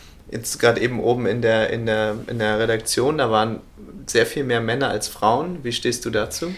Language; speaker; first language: German; native; German